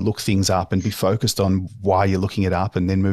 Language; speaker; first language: English; native; English